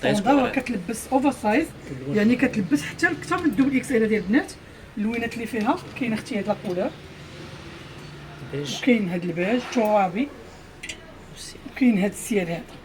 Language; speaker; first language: Arabic; native; Arabic